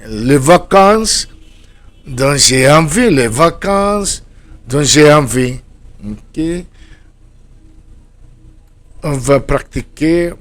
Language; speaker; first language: French; non-native, fluent; Spanish